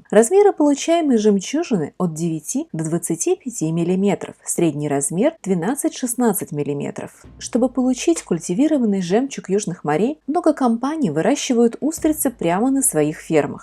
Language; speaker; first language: Russian; native; Russian